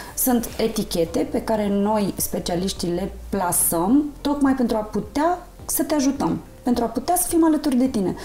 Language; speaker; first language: Romanian; native; Romanian